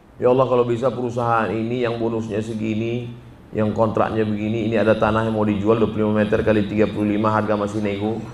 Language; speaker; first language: Indonesian; native; Indonesian